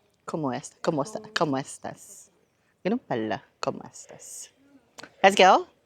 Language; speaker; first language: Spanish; non-native, learner; Filipino